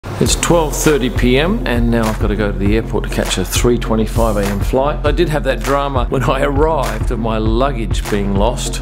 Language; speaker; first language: English; native; English